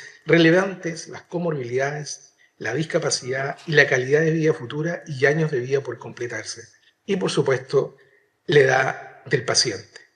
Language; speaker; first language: Spanish; native; Spanish